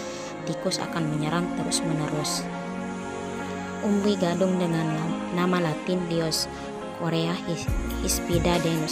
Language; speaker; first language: Indonesian; native; Indonesian